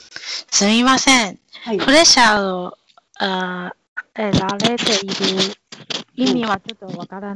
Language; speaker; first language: Japanese; non-native, learner; Chinese